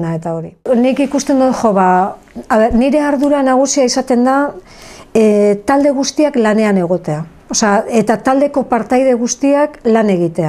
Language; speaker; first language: Basque; native; Basque